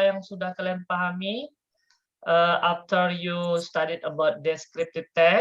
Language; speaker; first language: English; non-native, fluent; Indonesian